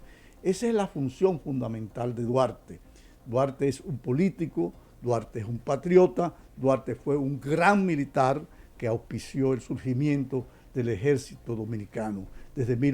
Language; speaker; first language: Spanish; native; Spanish